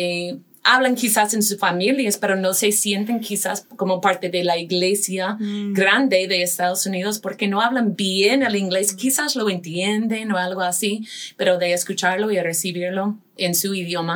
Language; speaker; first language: Spanish; non-native, fluent; English